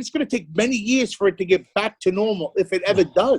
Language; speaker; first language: English; native; English